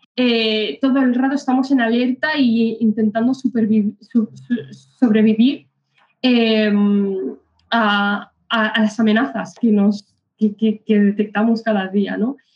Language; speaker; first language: Spanish; early bilingual, other home language; Arabic